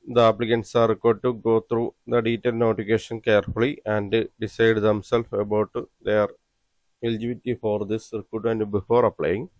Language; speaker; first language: English; non-native, local second language; Malayalam